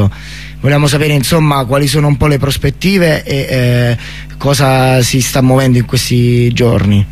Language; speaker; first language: Italian; native; Italian